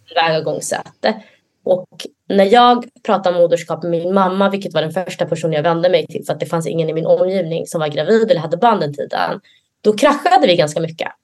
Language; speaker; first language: Swedish; early bilingual, other home language; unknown